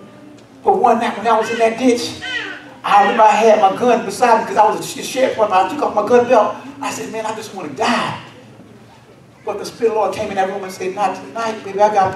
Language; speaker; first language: English; native; English